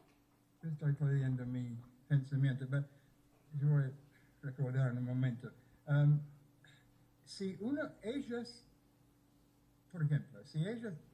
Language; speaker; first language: Spanish; non-native, fluent; English